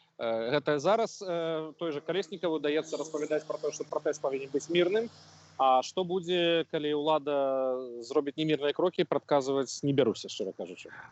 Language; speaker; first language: Belarusian; non-native, local second language; Russian